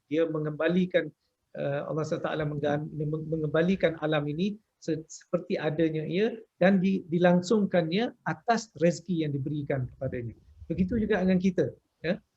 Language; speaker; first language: Malay; native; Malay